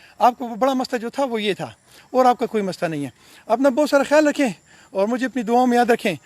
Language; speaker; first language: Urdu; non-native, local second language; Pashto